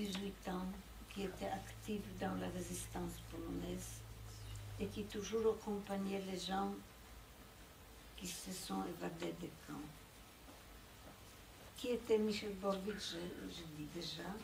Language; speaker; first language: French; non-native, fluent; Polish